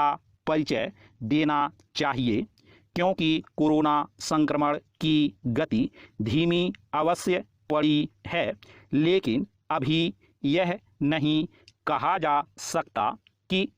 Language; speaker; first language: Hindi; native; Hindi